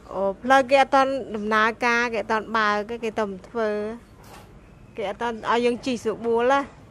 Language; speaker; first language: Khmer; native; Khmer